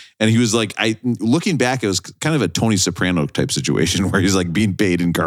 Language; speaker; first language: English; native; English